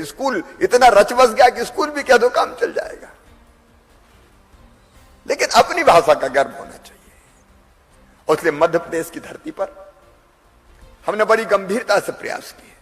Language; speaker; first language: Hindi; native; Hindi